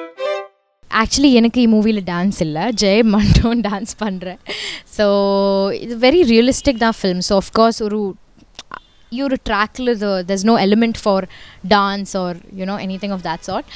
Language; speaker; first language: Tamil; non-native, learner; Malayalam